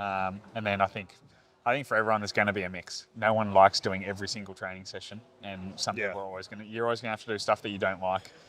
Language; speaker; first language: English; native; English